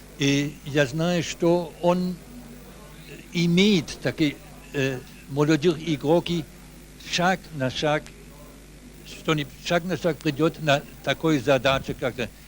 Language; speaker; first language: Russian; non-native, learner; German